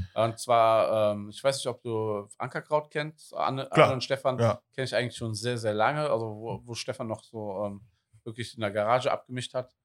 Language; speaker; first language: German; native; German